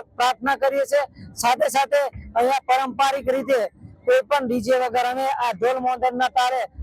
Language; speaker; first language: Gujarati; non-native, local second language; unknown